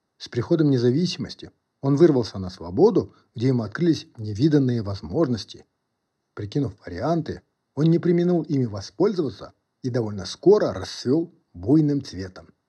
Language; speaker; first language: Russian; non-native, local second language; Kazakh